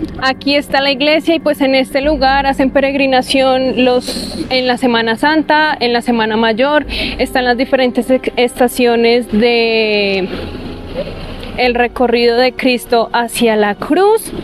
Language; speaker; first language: Spanish; native; Spanish